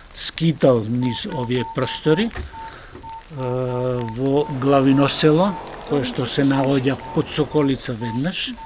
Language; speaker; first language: Macedonian; native; Macedonian